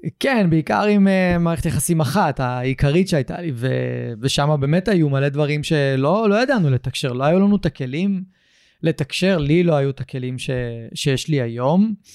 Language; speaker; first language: Hebrew; native; Hebrew